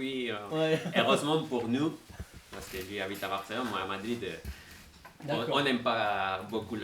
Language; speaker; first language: French; non-native, fluent; Spanish